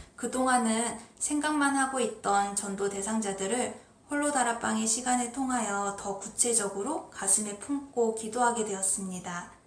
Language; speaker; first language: Korean; native; Korean